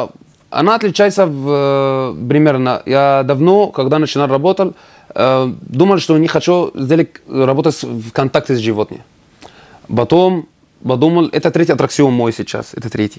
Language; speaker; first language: Russian; non-native, learner; Arabic